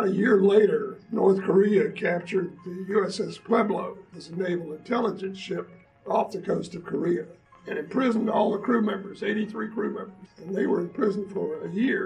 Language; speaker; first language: English; native; English